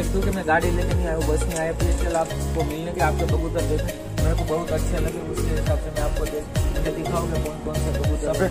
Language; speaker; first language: Hindi; non-native, local second language; Gujarati